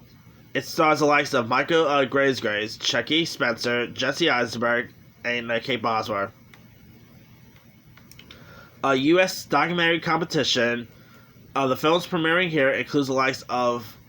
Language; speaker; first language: English; native; English